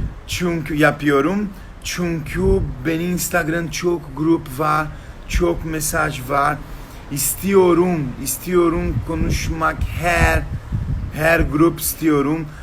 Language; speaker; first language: Turkish; non-native, learner; Portuguese